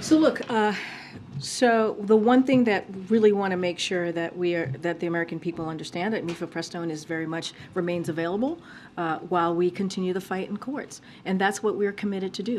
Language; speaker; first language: English; native; English